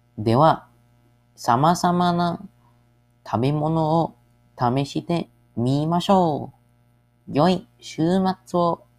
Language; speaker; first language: Japanese; non-native, learner; English